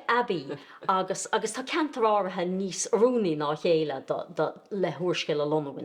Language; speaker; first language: Irish; native; Irish